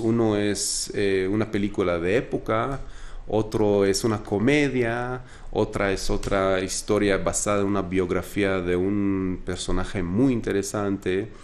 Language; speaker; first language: Spanish; non-native, fluent; Arabic